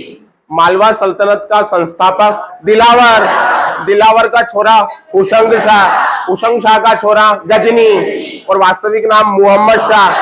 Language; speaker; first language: Hindi; native; Hindi